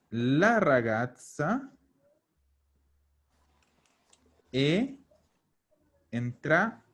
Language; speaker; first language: Italian; non-native, fluent; Spanish